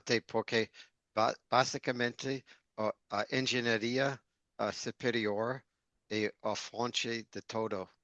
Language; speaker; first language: Portuguese; non-native, learner; English